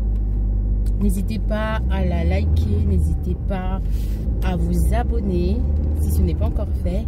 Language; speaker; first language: French; native; French